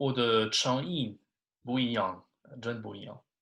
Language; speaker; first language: Chinese; non-native, learner; French